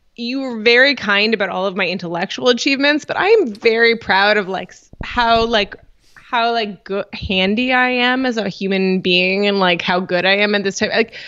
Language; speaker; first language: English; native; English